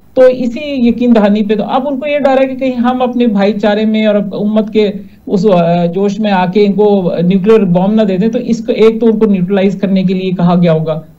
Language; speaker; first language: Urdu; non-native, local second language; Punjabi